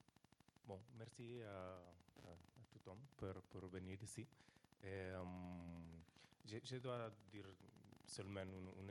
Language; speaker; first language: French; non-native, fluent; Portuguese